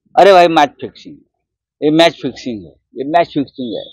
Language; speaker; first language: Hindi; non-native, local second language; Marathi